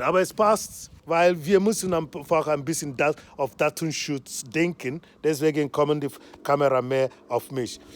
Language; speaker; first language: German; non-native, fluent; Igbo